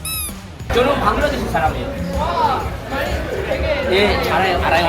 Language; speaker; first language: Korean; non-native, learner; Bangla